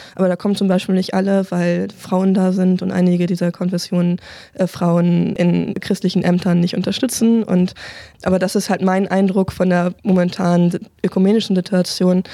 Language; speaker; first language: German; native; German